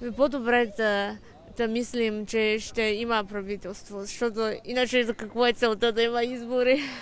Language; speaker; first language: Bulgarian; non-native, fluent; Chinese